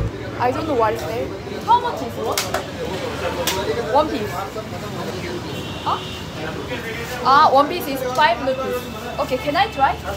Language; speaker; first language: English; non-native, learner; Korean